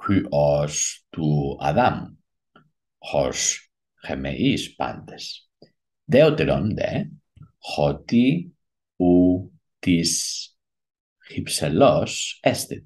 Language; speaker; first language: Greek; non-native, learner; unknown